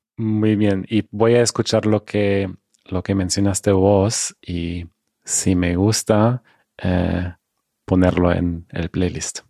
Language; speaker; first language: Spanish; non-native, fluent; German